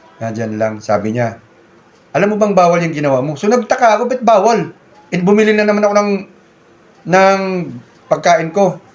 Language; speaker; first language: Filipino; non-native, local second language; Cebuano